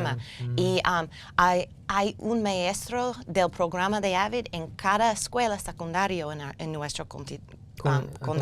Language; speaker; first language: Spanish; non-native, learner; English